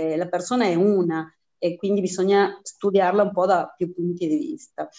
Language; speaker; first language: Italian; early bilingual, heritage; Spanish